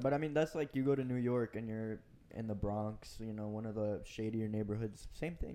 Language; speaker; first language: English; early bilingual, other home language; Spanish